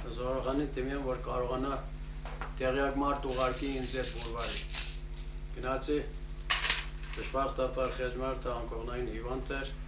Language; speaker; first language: Armenian; early bilingual, heritage; Armenian